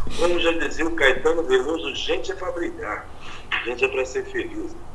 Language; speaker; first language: Portuguese; native; Portuguese